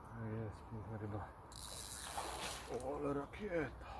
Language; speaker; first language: Polish; native; Polish